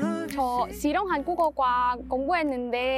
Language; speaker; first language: Korean; non-native, learner; Vietnamese